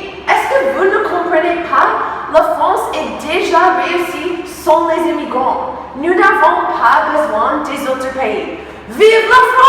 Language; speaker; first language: French; non-native, learner; English